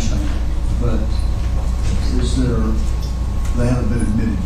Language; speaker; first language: English; native; English